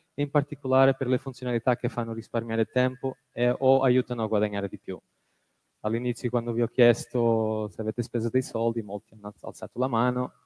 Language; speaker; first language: Italian; non-native, fluent; Portuguese